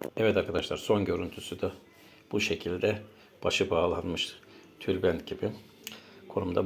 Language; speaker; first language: Turkish; native; Turkish